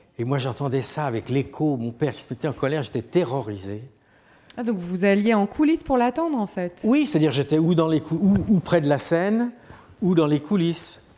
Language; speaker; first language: French; native; French